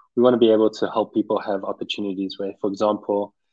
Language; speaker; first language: English; native; English